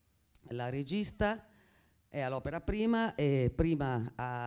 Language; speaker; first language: Italian; native; Italian